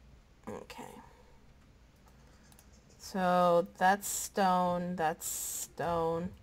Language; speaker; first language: English; native; English